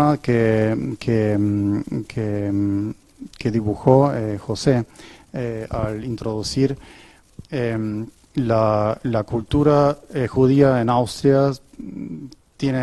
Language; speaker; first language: Spanish; non-native, fluent; German